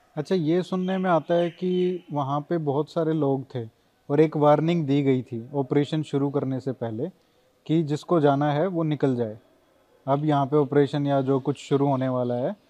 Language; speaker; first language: Hindi; native; Hindi